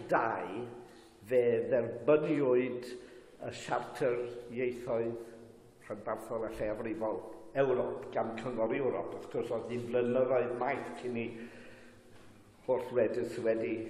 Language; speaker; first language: Welsh; native; Welsh